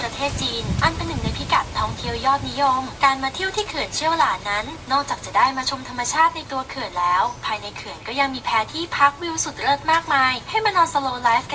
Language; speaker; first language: Thai; native; Thai